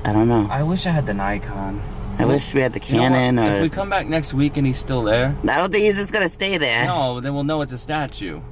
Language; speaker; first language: English; native; English